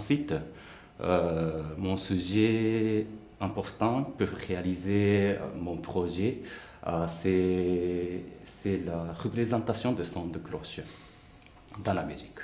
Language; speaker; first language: French; non-native, fluent; Japanese